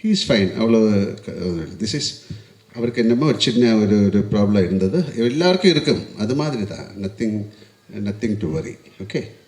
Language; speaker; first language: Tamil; non-native, learner; Malayalam